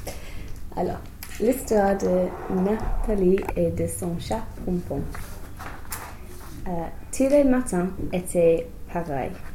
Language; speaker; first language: French; non-native, learner; English